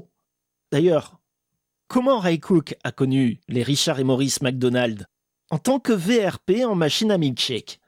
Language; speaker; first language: French; native; French